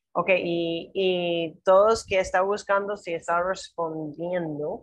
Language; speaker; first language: Spanish; non-native, learner; English